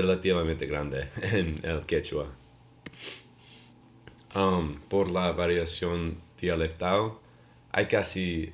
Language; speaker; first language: Spanish; non-native, learner; English